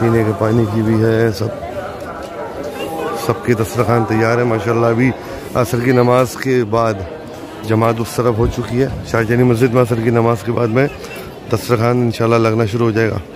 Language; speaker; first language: Urdu; native; Urdu